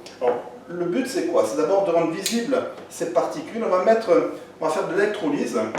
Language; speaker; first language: French; native; French